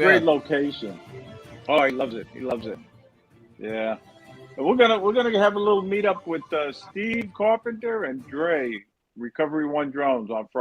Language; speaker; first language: English; native; English